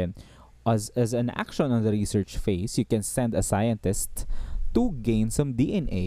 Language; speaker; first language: English; non-native, local second language; Filipino